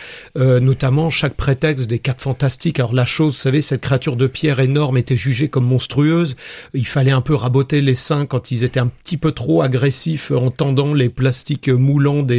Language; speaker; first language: French; native; French